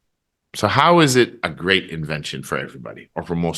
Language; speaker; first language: English; native; English